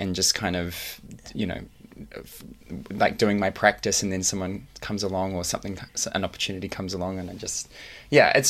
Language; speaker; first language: English; native; English